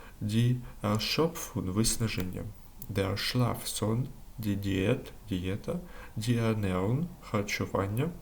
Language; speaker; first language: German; non-native, learner; Ukrainian